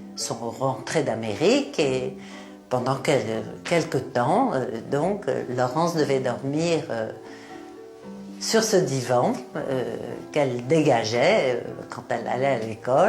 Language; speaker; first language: French; native; French